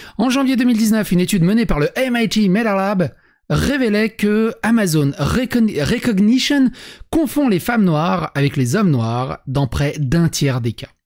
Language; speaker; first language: French; native; French